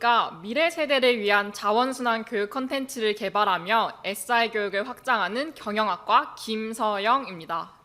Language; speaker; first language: Korean; native; Korean